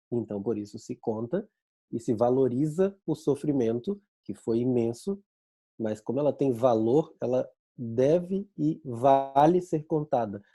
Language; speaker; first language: Portuguese; native; Portuguese